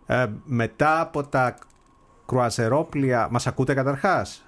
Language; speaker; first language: Greek; native; Greek